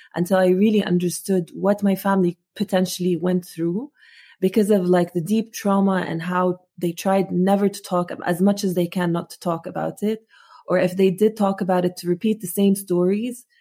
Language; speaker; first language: English; non-native, fluent; Arabic